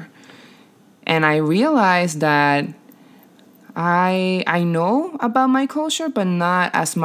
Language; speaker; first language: English; non-native, fluent; Spanish